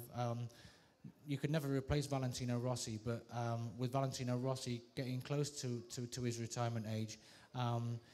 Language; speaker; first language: English; native; English